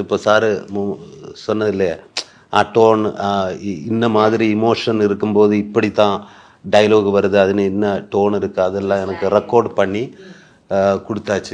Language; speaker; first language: Tamil; non-native, learner; Malayalam